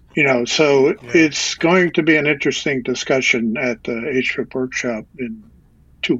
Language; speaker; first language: English; native; English